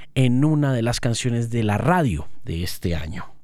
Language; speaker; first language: Spanish; native; Spanish